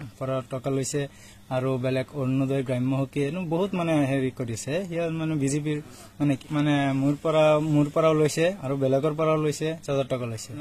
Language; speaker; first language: Assamese; non-native, local second language; Bangla